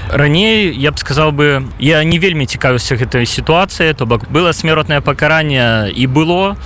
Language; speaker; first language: Belarusian; non-native, local second language; Russian